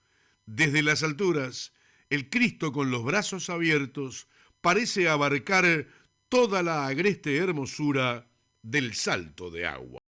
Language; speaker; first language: Spanish; native; Spanish